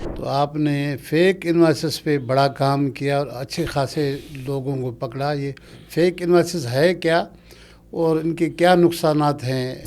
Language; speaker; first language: Urdu; non-native, local second language; Sindhi